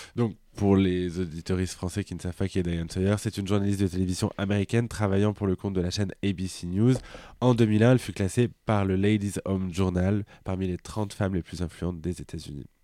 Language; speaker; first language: French; native; French